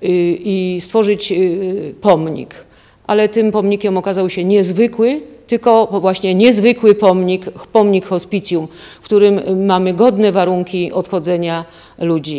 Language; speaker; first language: Polish; native; Polish